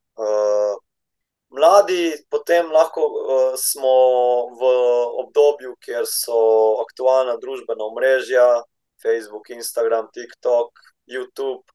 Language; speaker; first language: Slovenian; native; Slovenian